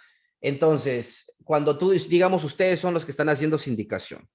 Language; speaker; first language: Spanish; native; Spanish